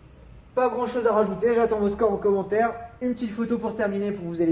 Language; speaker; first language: French; native; French